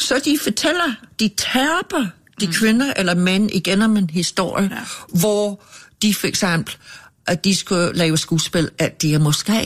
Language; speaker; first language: Danish; non-native, fluent; English